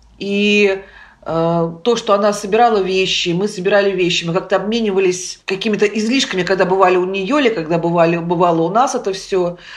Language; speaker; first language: Russian; native; Russian